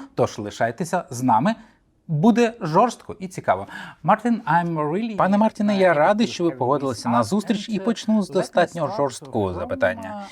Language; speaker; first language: Ukrainian; native; Ukrainian